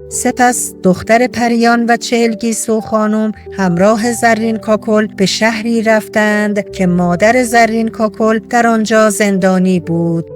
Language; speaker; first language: Persian; native; Persian